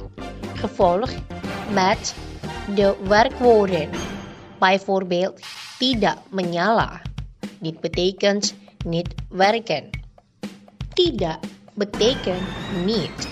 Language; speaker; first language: Dutch; non-native, learner; Indonesian